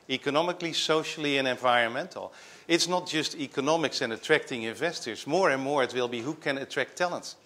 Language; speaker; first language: English; non-native, fluent; Dutch